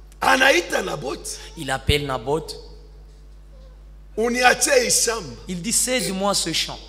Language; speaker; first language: French; non-native, local second language; Swahili